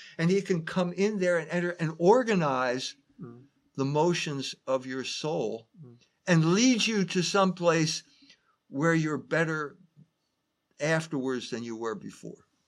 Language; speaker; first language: English; native; English